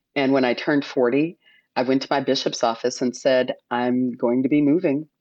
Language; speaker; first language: English; native; English